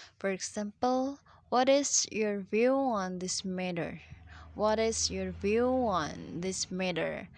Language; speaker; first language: English; non-native, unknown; Indonesian